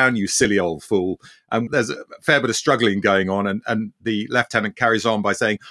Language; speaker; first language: English; early bilingual, other home language; Armenian